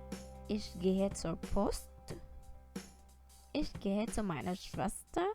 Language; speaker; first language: German; non-native, fluent; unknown